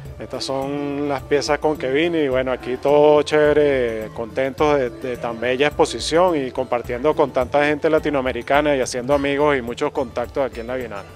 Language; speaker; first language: Spanish; native; Spanish